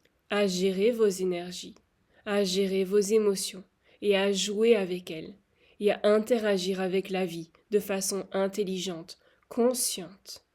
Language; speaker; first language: French; native; French